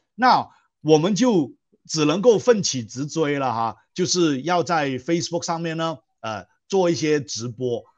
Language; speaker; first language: Chinese; non-native, local second language; Cantonese